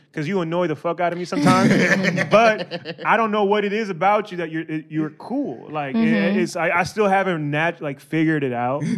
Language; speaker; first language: English; native; English